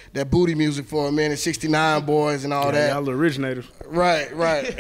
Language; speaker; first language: English; native; English